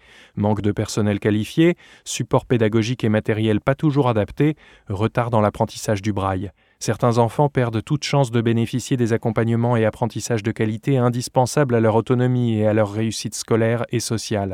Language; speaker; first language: French; native; French